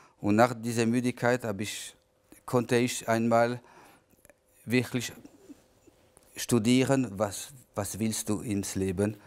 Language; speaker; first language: German; non-native, local second language; French